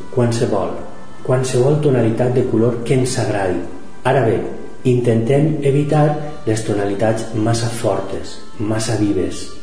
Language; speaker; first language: Catalan; non-native, local second language; Spanish